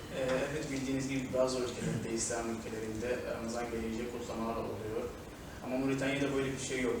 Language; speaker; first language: Turkish; non-native, fluent; Arabic